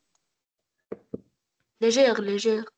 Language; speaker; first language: French; non-native, learner; Arabic